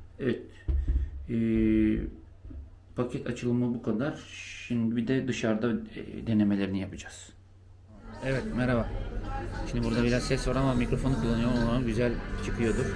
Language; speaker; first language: Turkish; native; Turkish